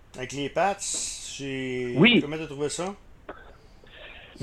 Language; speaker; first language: French; native; French